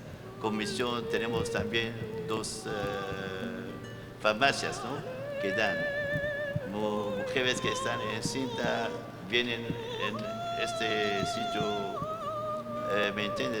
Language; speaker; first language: Spanish; non-native, fluent; Arabic